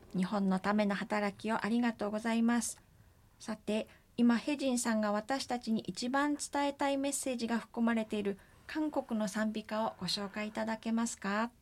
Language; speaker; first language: Japanese; native; Japanese